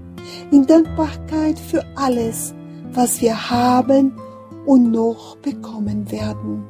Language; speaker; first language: German; non-native, fluent; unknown